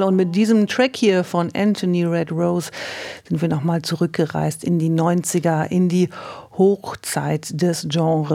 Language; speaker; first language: German; native; German